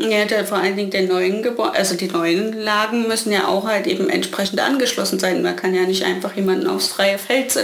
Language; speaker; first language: German; native; German